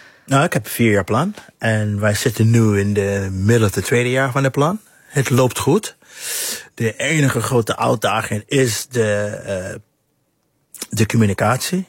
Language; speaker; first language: Dutch; non-native, fluent; English